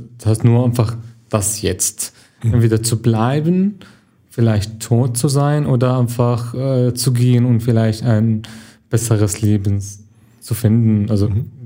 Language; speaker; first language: German; non-native, fluent; Arabic